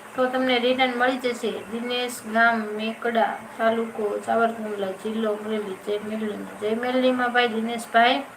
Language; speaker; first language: Gujarati; native; Gujarati